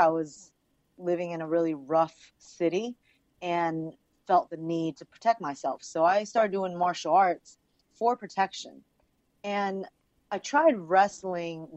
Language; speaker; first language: English; early bilingual, other home language; Chinese